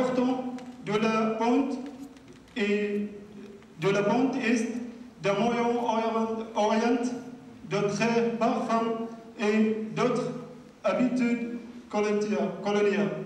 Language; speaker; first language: French; non-native, learner; Arabic